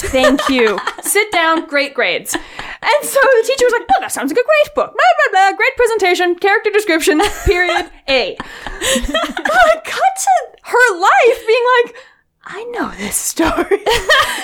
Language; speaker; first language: English; native; English